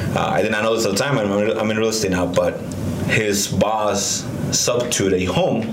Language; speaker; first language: English; early bilingual, other home language; Spanish